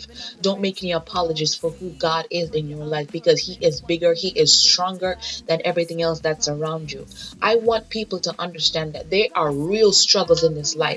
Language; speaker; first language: English; native; English